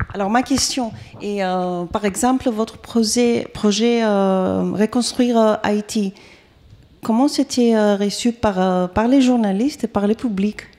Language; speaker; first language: French; non-native, fluent; Greek